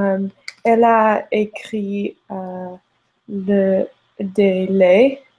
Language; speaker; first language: French; non-native, learner; English